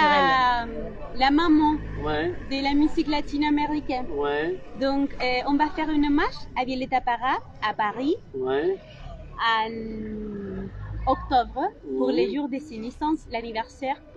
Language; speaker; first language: French; non-native, local second language; Spanish